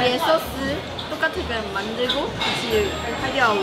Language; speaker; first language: Korean; non-native, learner; Chinese